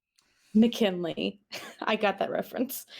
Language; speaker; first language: English; native; English